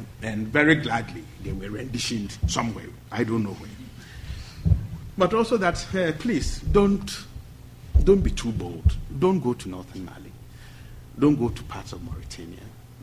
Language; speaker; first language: English; non-native, local second language; Akan